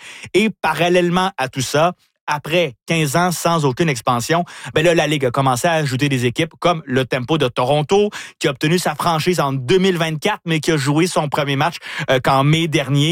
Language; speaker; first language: French; native; French